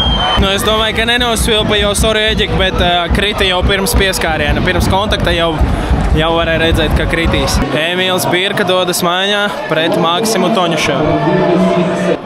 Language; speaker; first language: Latvian; native; Latvian